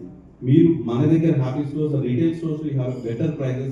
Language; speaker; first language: Telugu; native; Telugu